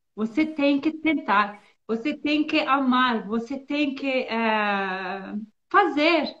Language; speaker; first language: Portuguese; non-native, learner; Bosnian